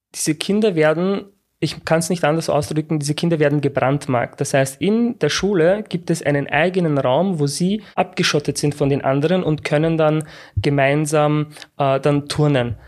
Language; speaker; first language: German; native; German